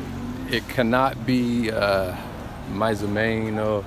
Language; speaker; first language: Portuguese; non-native, learner; English